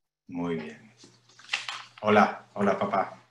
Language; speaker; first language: Spanish; early bilingual, heritage; English